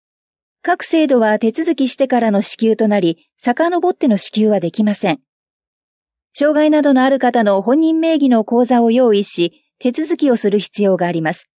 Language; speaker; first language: Japanese; native; Japanese